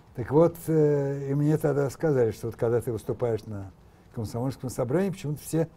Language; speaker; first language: Russian; native; Russian